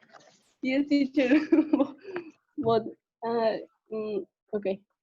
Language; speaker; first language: English; non-native, learner; Spanish